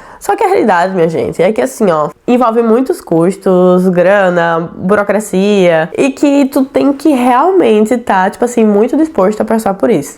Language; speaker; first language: Portuguese; native; Portuguese